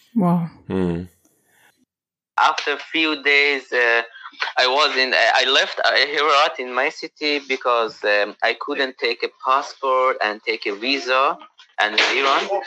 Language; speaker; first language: English; non-native, learner; Persian